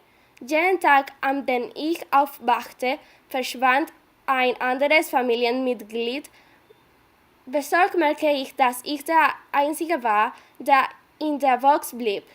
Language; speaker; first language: German; non-native, learner; Spanish